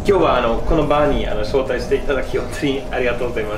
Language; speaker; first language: Japanese; non-native, fluent; English